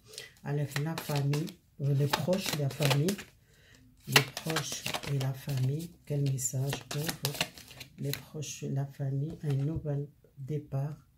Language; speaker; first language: French; non-native, learner; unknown